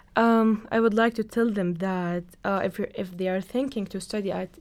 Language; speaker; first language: English; non-native, learner; Arabic